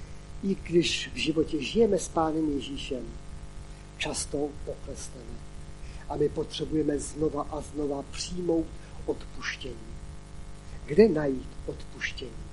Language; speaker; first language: Czech; non-native, local second language; Polish